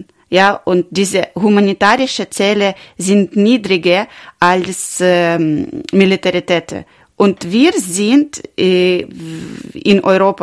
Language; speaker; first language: German; non-native, learner; Ukrainian